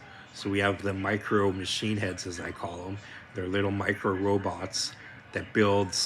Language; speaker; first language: English; native; English